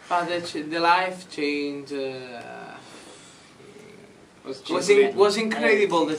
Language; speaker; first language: English; non-native, learner; Italian